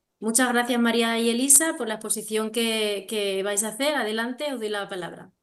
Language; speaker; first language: Spanish; native; Spanish